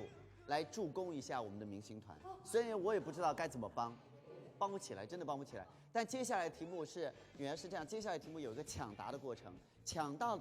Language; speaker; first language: Chinese; native; Chinese